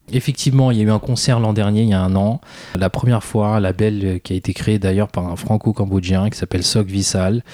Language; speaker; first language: French; early bilingual, other home language; Khmer